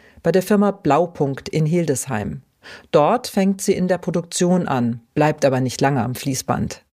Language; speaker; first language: German; native; German